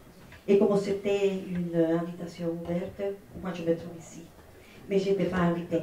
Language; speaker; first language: French; non-native, fluent; Spanish